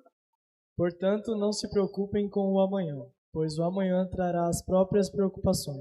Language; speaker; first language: Portuguese; native; Portuguese